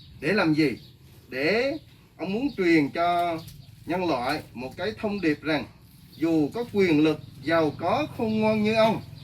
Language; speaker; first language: Vietnamese; non-native, local second language; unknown